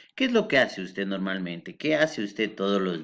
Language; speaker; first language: Spanish; native; Spanish